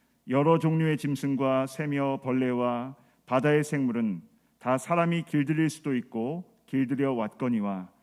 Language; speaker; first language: Korean; native; Korean